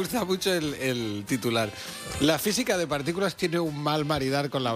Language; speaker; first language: Spanish; native; Spanish